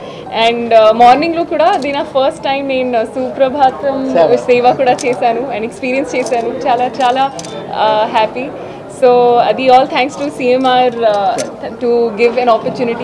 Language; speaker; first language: Telugu; non-native, learner; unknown